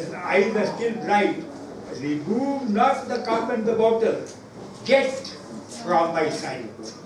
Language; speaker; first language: English; non-native, local second language; Urdu